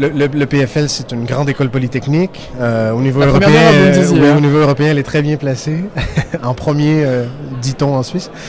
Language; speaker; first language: French; native; French